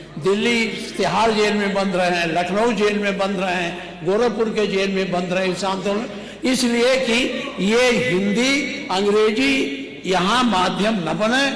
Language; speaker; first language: Hindi; native; Hindi